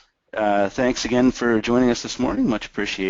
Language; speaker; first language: English; native; English